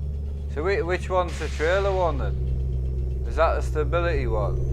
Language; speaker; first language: English; native; English